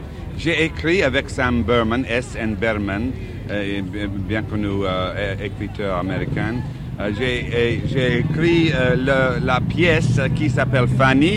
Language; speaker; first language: French; non-native, learner; English